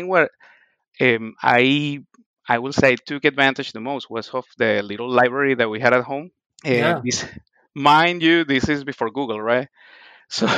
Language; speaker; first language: English; non-native, fluent; Spanish